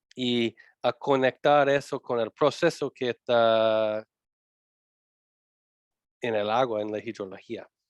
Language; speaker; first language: Spanish; non-native, learner; English